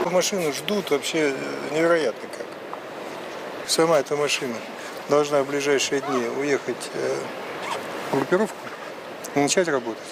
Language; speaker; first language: Russian; native; Russian